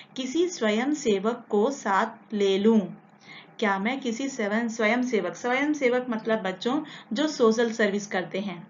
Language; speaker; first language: Hindi; non-native, local second language; Telugu